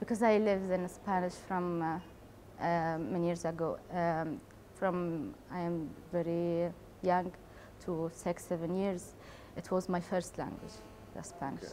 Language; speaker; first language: English; non-native, learner; Arabic